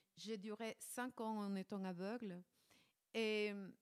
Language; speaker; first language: French; non-native, fluent; Spanish